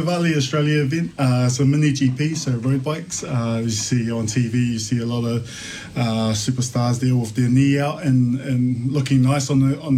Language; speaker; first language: English; native; English